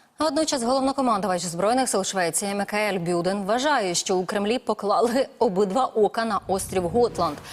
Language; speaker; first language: Ukrainian; native; Ukrainian